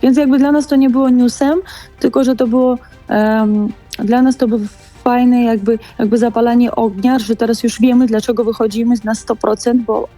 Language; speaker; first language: Polish; non-native, fluent; Georgian